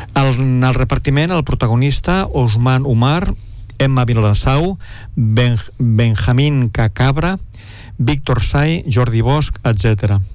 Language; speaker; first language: Catalan; native; Catalan